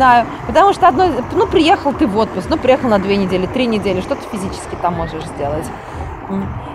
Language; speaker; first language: Russian; native; Russian